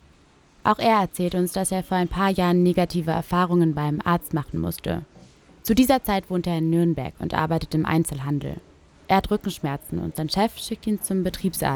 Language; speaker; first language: German; native; German